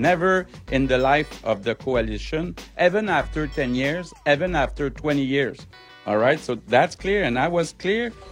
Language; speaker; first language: English; non-native, fluent; French